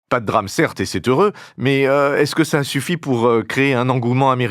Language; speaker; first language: French; native; French